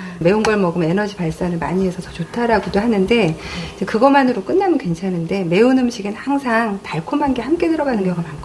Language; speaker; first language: Korean; native; Korean